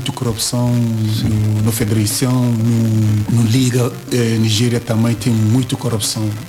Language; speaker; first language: Portuguese; non-native, learner; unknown